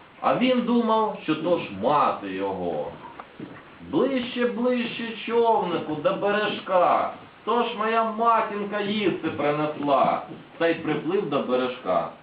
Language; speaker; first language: Ukrainian; native; Ukrainian